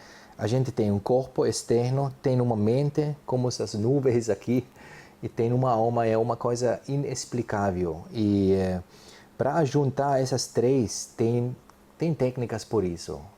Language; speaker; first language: Portuguese; non-native, fluent; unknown